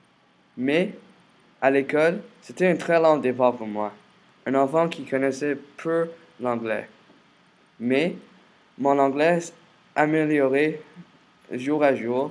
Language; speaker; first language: French; early bilingual, other home language; Chinese